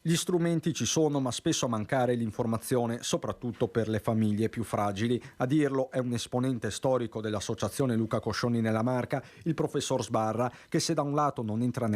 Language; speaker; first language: Italian; native; Italian